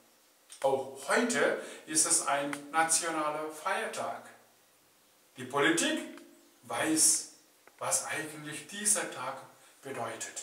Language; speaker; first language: German; non-native, fluent; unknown